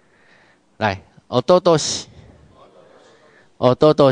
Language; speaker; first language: Japanese; non-native, fluent; Chinese